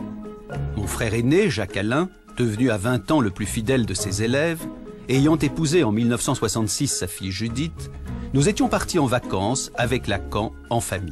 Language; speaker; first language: French; native; French